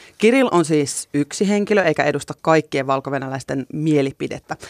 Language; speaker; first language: Finnish; native; Finnish